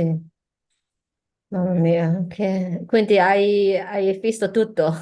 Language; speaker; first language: Italian; non-native, learner; Chinese